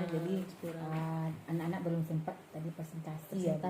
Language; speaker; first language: Indonesian; native; Indonesian